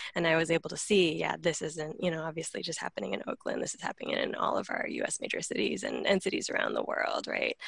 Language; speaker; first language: English; native; English